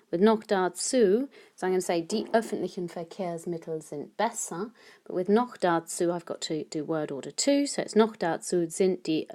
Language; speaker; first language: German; non-native, fluent; English